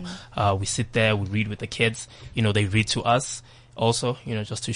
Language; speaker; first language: English; non-native, local second language; Zulu